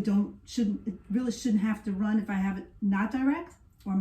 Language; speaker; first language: English; native; English